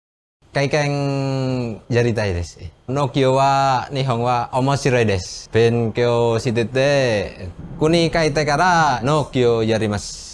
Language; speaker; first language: Japanese; non-native, learner; Indonesian